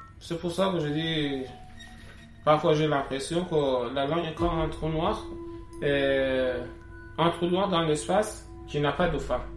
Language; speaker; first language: French; non-native, learner; Persian